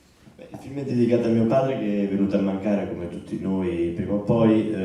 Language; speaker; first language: Italian; native; Italian